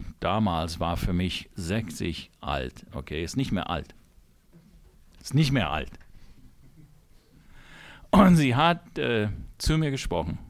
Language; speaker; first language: German; non-native, fluent; English